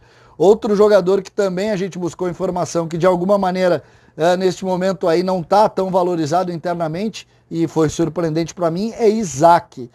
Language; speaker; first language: Portuguese; native; Portuguese